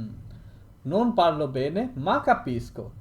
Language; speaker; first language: Italian; non-native, learner; Bangla